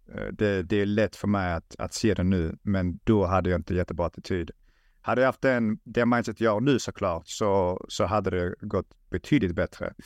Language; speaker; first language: Swedish; early bilingual, other home language; Russian